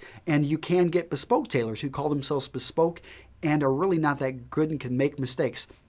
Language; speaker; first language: English; native; English